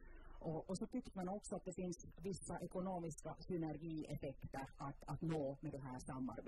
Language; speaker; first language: Swedish; non-native, local second language; Finnish